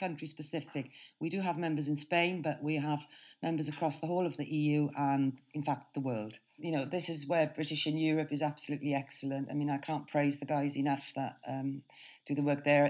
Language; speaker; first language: English; native; English